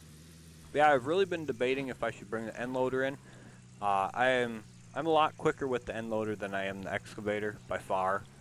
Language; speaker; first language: English; native; English